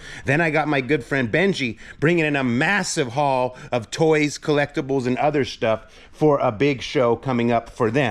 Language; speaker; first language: English; native; English